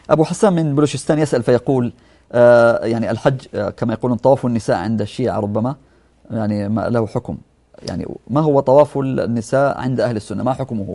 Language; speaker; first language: Arabic; native; Arabic